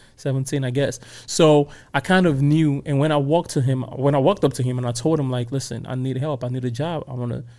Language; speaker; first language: English; non-native, local second language; Igbo